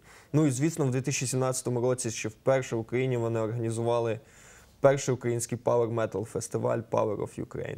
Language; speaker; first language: Ukrainian; native; Ukrainian